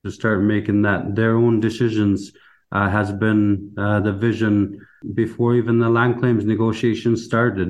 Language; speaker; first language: English; native; English